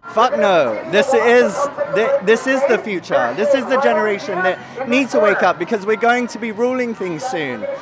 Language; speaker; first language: English; native; English